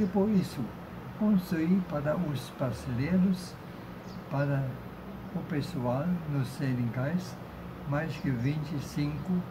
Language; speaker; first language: Portuguese; non-native, fluent; German